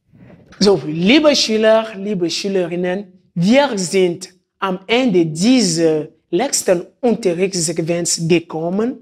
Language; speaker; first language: German; non-native, fluent; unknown